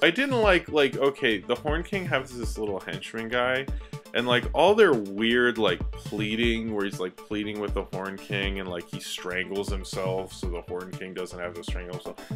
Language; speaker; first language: English; native; English